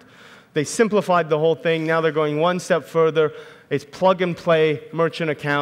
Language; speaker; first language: English; native; English